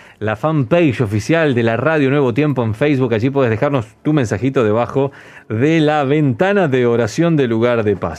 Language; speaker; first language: Spanish; native; Spanish